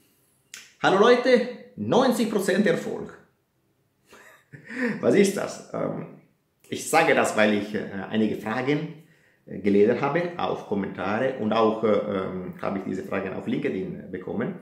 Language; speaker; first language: German; non-native, fluent; Italian